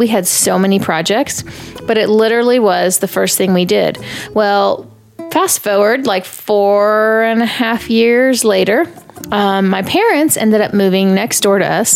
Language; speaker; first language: English; native; English